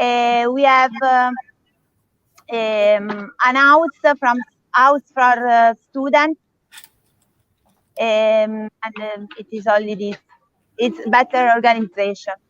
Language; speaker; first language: English; non-native, learner; Italian